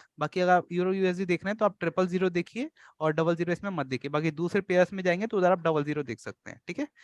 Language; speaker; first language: Hindi; native; Hindi